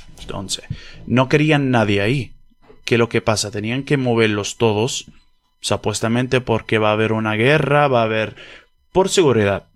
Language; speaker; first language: Spanish; non-native, fluent; Arabic